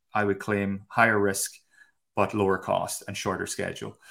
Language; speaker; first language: English; native; English